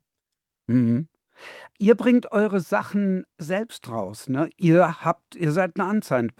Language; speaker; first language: German; native; German